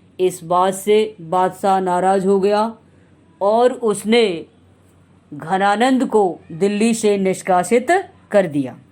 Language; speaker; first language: Hindi; native; Hindi